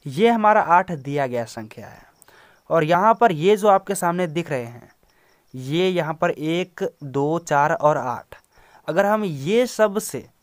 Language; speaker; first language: Hindi; native; Hindi